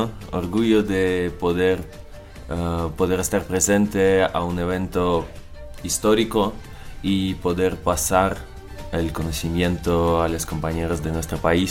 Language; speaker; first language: Spanish; non-native, learner; Russian